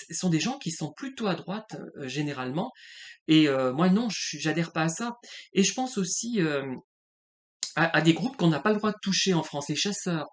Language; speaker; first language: French; native; French